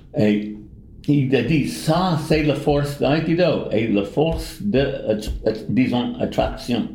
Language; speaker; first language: French; non-native, fluent; English